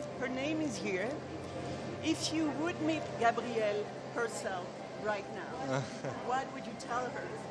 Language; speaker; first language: English; non-native, fluent; French